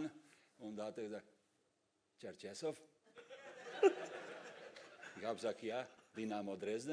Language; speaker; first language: German; non-native, fluent; Russian